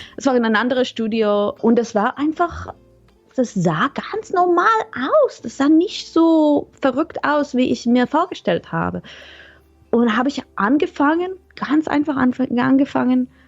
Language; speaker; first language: German; non-native, learner; Hebrew